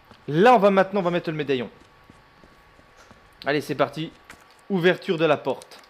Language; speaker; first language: French; native; French